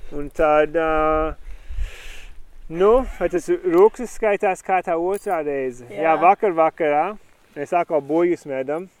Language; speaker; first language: Latvian; early bilingual, heritage; Latvian